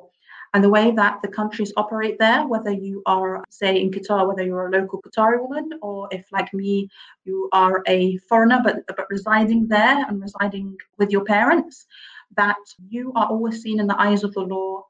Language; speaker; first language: English; native; English